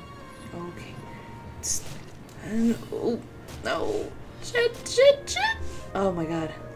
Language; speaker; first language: English; native; English